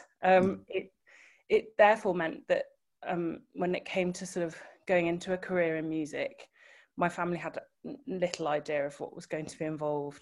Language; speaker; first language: English; native; English